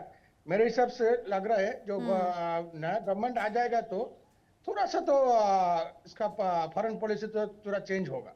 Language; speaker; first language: Hindi; non-native, local second language; Bangla